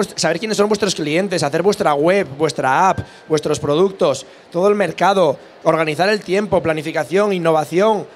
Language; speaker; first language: Spanish; native; Spanish